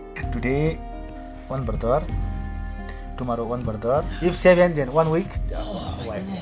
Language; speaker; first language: English; non-native, learner; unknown